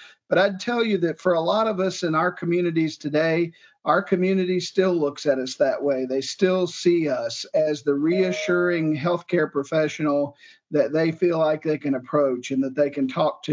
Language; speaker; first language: English; native; English